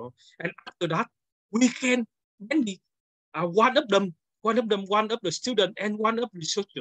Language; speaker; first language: English; non-native, learner; Vietnamese